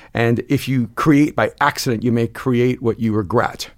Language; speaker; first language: English; early bilingual, other home language; Spanish